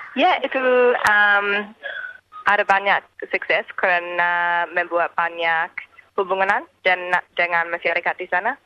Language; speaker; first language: Indonesian; non-native, learner; English